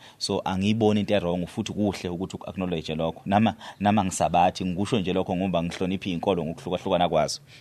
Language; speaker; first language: Zulu; native; Zulu